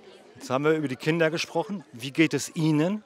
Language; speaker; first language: German; native; German